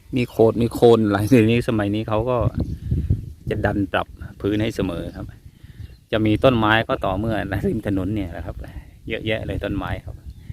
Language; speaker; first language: Thai; native; Thai